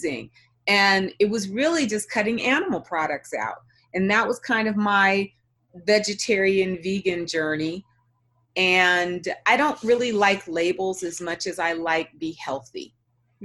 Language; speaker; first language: English; native; English